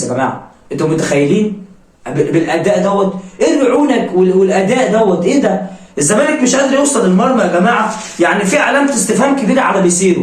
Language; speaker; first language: Arabic; native; Arabic